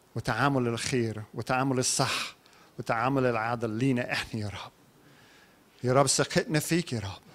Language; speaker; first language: Arabic; non-native, learner; English